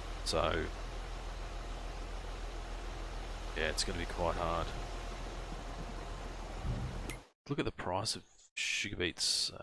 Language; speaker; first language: English; native; English